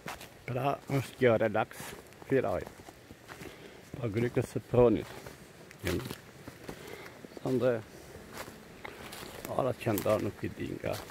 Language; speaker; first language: German; non-native, fluent; Albanian